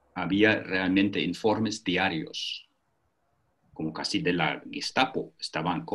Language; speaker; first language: Spanish; non-native, fluent; German